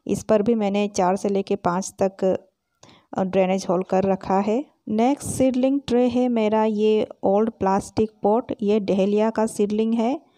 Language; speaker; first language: Hindi; native; Hindi